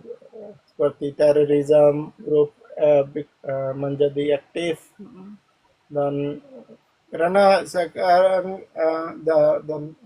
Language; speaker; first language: Indonesian; non-native, learner; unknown